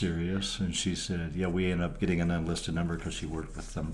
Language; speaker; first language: English; native; English